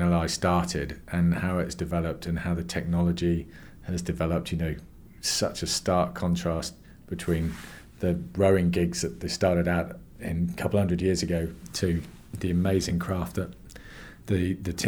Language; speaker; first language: English; native; English